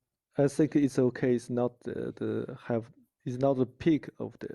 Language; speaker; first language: English; non-native, learner; Chinese